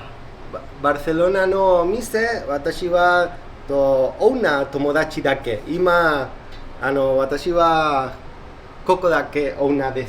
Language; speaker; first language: Japanese; non-native, learner; Spanish